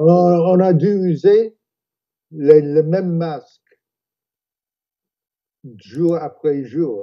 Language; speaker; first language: French; non-native, fluent; English